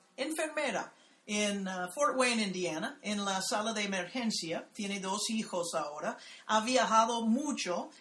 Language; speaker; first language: Spanish; non-native, fluent; English